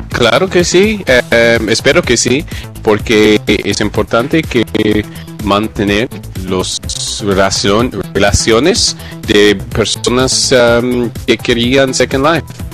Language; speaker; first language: Spanish; non-native, learner; English